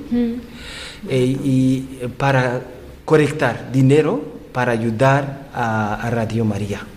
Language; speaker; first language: Spanish; non-native, learner; Rundi